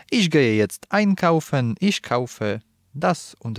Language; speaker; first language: German; non-native, learner; Polish